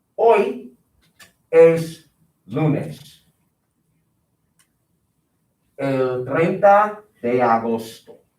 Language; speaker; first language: Spanish; non-native, fluent; English